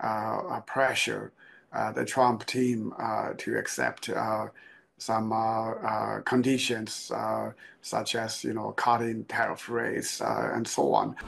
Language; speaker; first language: English; non-native, fluent; Chinese